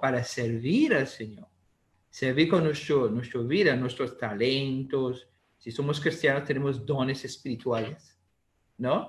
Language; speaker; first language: Spanish; non-native, learner; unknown